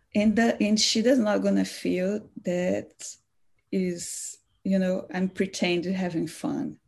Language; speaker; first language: English; non-native, fluent; Portuguese